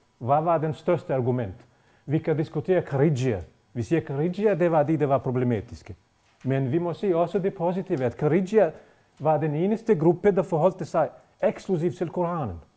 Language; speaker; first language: Danish; non-native, fluent; Bosnian